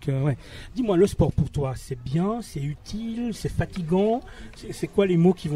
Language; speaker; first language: French; native; French